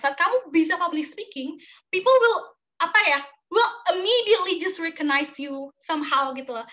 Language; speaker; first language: English; non-native, fluent; Indonesian